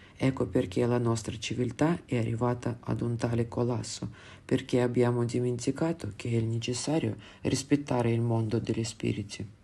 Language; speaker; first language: Italian; non-native, fluent; Russian